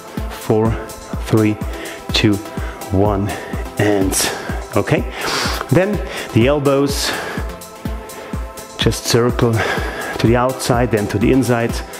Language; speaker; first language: English; non-native, fluent; German